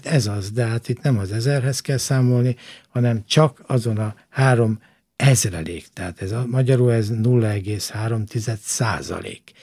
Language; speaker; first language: Hungarian; native; Hungarian